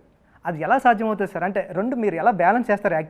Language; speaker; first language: Telugu; native; Telugu